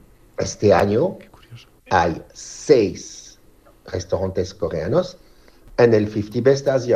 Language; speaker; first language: Spanish; non-native, fluent; French